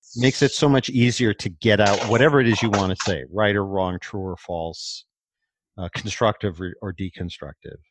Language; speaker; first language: English; native; English